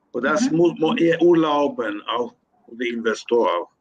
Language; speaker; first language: German; non-native, learner; Spanish